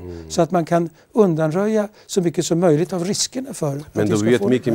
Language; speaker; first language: Swedish; native; Swedish